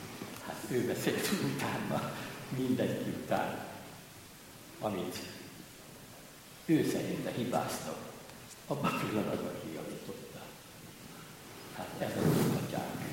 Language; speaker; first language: Hungarian; native; Hungarian